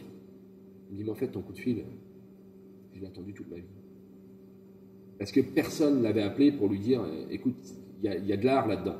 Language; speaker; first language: French; native; French